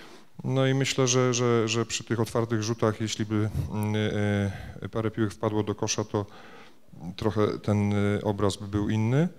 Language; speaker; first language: Polish; native; Polish